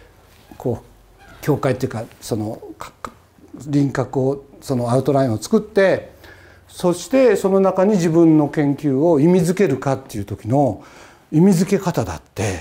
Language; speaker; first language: Japanese; native; Japanese